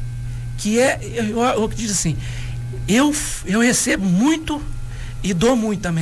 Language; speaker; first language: Portuguese; native; Portuguese